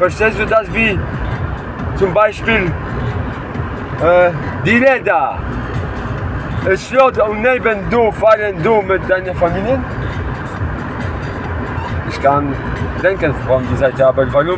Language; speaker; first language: German; non-native, learner; Polish